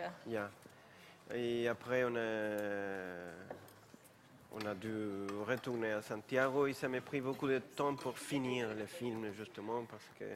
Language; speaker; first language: French; non-native, fluent; Spanish